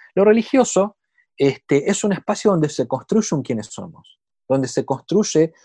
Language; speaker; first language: Spanish; native; Spanish